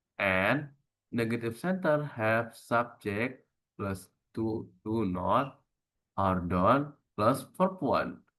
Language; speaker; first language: English; non-native, learner; Indonesian